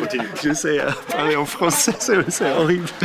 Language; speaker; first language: French; non-native, learner; English